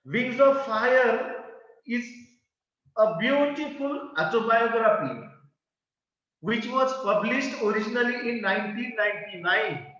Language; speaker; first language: English; non-native, local second language; Marathi